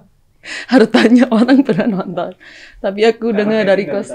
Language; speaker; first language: Indonesian; non-native, fluent; Thai